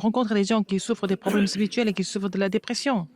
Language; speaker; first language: French; non-native, fluent; Korean